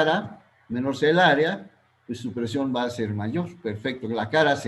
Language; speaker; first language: Spanish; native; Spanish